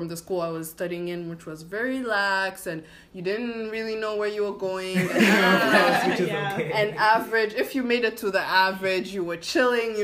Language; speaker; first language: English; non-native, local second language; Kinyarwanda